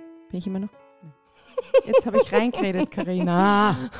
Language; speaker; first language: German; native; German